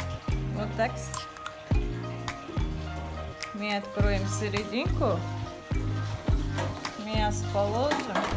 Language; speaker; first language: Russian; non-native, learner; Tajik